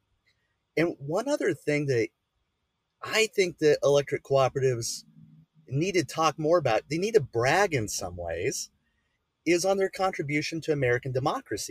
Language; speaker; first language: English; native; English